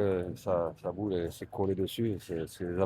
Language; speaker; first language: French; native; French